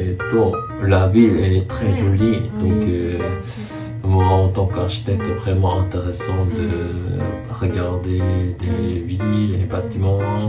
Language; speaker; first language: French; non-native, learner; Korean